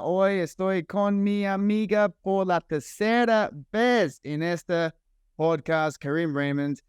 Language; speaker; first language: Spanish; non-native, fluent; English